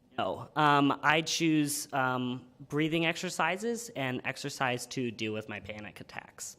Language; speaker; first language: English; native; English